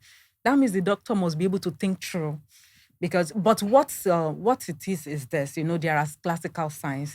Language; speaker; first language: English; non-native, local second language; Yoruba